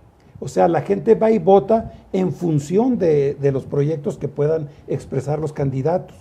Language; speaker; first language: Spanish; native; Spanish